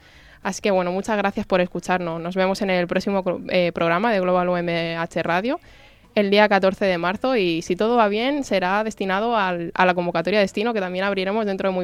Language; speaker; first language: Spanish; native; Spanish